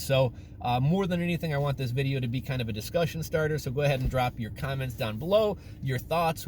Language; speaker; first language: English; native; English